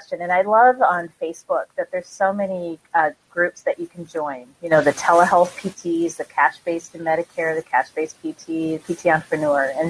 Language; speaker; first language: English; native; English